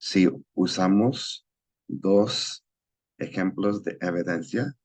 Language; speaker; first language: Spanish; non-native, learner; English